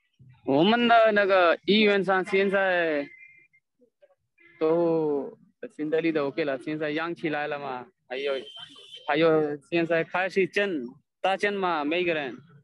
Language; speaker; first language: Chinese; non-native, learner; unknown